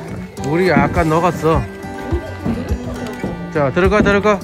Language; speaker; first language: Korean; native; Korean